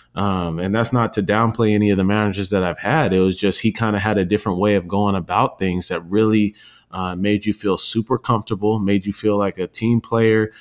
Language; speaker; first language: English; native; English